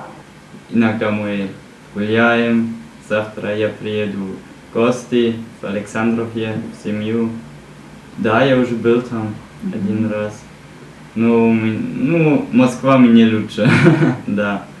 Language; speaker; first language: Russian; non-native, learner; German